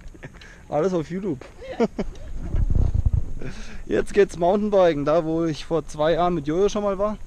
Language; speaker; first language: German; native; German